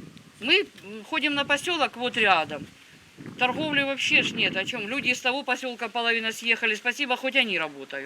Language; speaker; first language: Russian; native; Russian